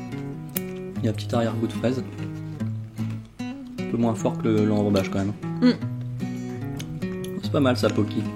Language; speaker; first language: French; native; French